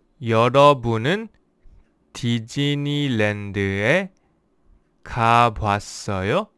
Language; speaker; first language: Korean; non-native, learner; English